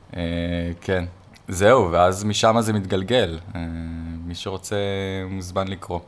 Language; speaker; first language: Hebrew; native; Hebrew